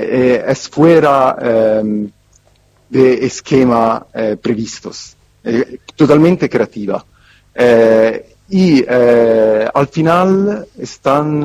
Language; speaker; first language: Spanish; non-native, fluent; Italian